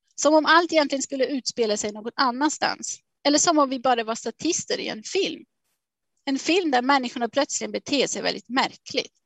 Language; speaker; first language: Swedish; non-native, fluent; Swiss German